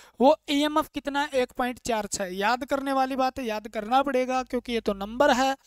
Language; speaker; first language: Hindi; native; Hindi